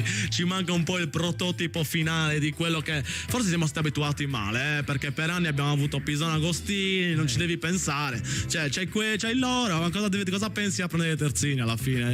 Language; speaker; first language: Italian; native; Italian